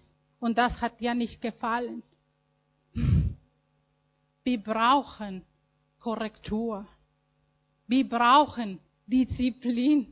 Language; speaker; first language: German; non-native, fluent; Spanish